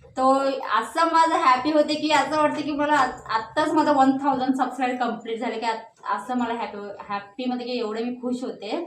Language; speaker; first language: Marathi; non-native, local second language; Hindi